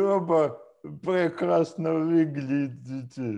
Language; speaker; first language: Russian; non-native, local second language; Latvian